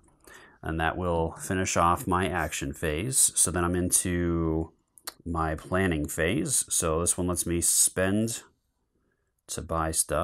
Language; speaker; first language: English; native; English